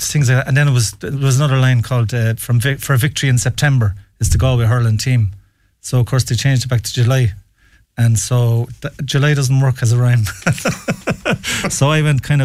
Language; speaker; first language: English; native; English